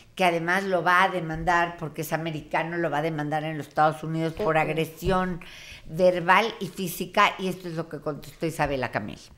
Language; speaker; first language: Spanish; native; Spanish